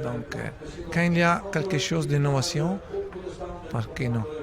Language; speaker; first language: French; non-native, learner; Italian